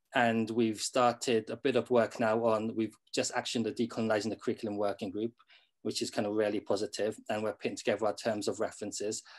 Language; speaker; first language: English; native; English